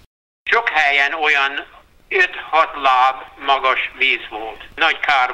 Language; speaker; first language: Hungarian; early bilingual, heritage; Hungarian